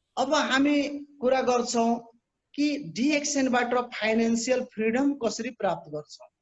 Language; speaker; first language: Nepali; non-native, local second language; Bhojpuri